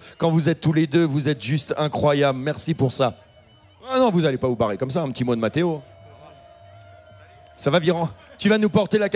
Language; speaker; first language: French; native; French